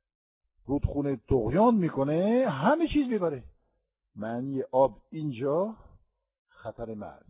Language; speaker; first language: Persian; non-native, fluent; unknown